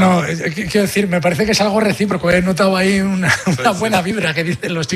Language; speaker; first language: Spanish; native; Spanish